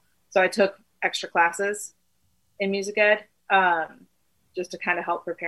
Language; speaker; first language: English; native; English